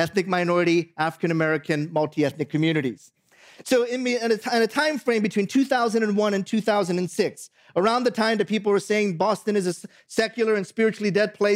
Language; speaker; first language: English; native; English